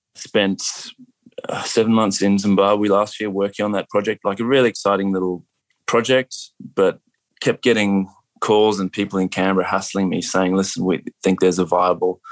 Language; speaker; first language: English; native; English